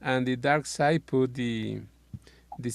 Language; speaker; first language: English; non-native, learner; Spanish